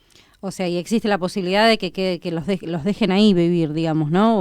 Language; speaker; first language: Spanish; native; Spanish